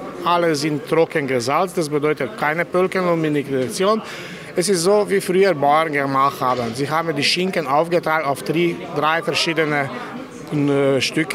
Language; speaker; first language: German; non-native, fluent; Slovenian